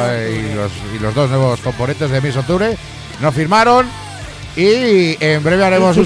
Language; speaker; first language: Spanish; native; Spanish